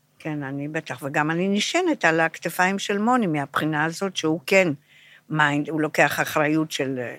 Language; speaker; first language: Hebrew; non-native, fluent; Romanian